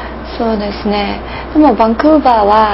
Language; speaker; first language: Japanese; non-native, learner; English